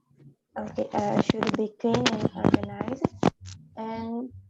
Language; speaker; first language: English; non-native, learner; Portuguese